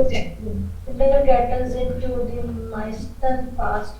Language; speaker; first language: German; non-native, learner; Hindi